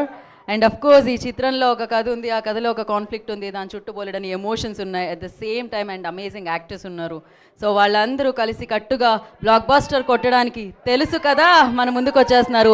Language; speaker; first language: Telugu; native; Telugu